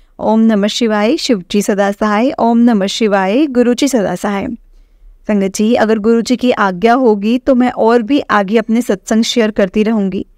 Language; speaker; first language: Hindi; non-native, local second language; Punjabi